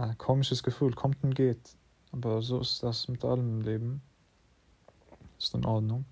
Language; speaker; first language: German; non-native, fluent; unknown